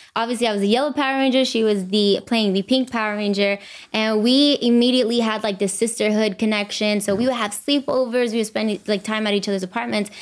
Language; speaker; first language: English; early bilingual, other home language; Spanish